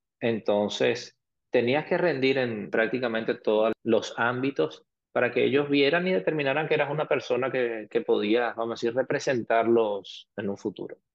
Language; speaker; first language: Spanish; early bilingual, other home language; Arabic